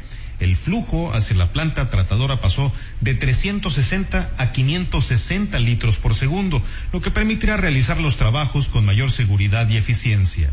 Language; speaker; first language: Spanish; native; Spanish